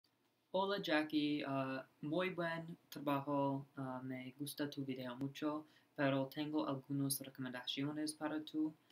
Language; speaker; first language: Spanish; non-native, learner; English